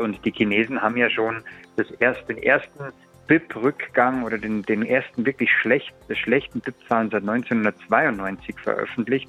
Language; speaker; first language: German; native; German